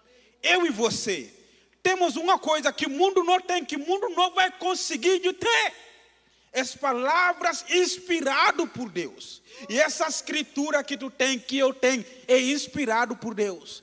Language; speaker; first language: Portuguese; non-native, fluent; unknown